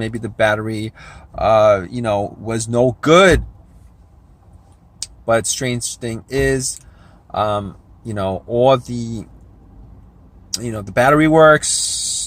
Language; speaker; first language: English; native; English